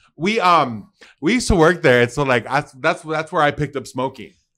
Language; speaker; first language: English; early bilingual, other home language; Spanish